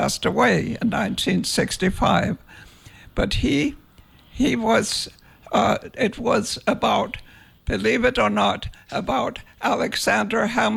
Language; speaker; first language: English; non-native, fluent; Danish